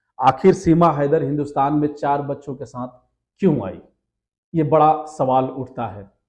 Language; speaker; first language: Hindi; native; Hindi